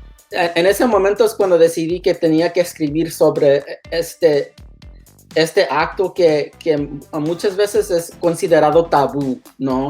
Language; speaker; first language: Spanish; early bilingual, heritage; Spanish